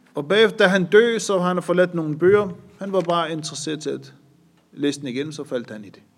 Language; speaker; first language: Danish; non-native, fluent; Arabic